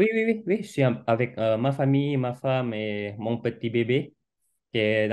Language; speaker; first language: French; non-native, fluent; Indonesian